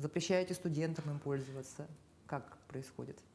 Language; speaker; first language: Russian; native; Russian